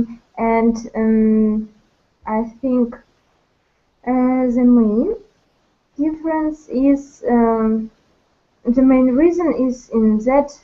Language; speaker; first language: English; non-native, learner; Russian